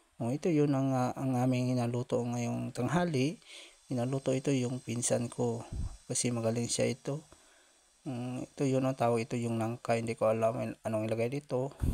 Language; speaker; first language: Filipino; non-native, local second language; Cebuano